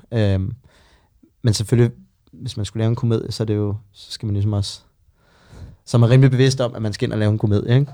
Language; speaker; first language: Danish; native; Danish